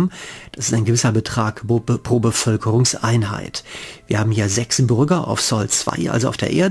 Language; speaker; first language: German; native; German